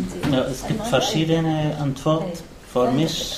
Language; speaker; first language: German; non-native, learner; Arabic